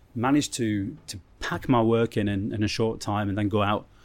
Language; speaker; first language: English; native; English